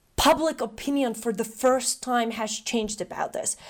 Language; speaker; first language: English; non-native, fluent; Macedonian